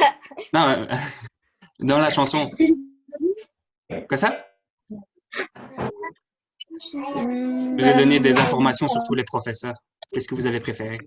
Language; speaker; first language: French; native; French